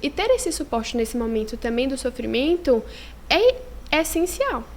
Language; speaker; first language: Portuguese; native; Portuguese